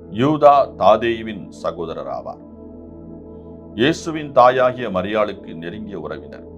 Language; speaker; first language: Tamil; native; Tamil